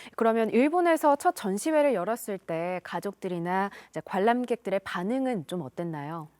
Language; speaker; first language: Korean; native; Korean